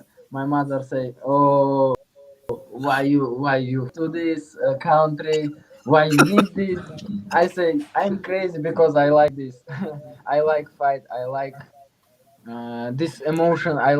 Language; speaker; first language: English; non-native, learner; Uzbek